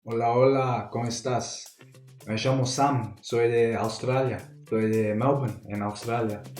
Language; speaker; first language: Spanish; non-native, learner; English